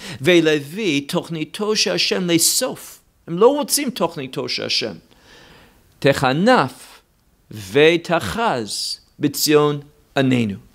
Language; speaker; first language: Hebrew; non-native, fluent; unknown